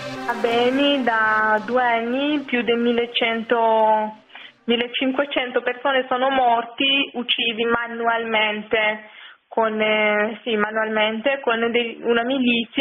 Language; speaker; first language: Italian; non-native, fluent; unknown